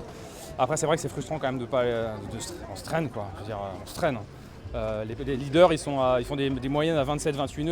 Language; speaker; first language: French; native; French